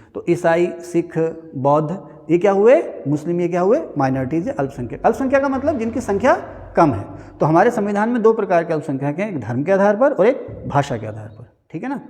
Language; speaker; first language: Hindi; native; Hindi